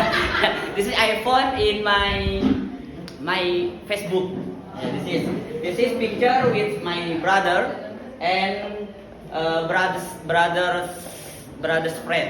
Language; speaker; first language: English; non-native, learner; Indonesian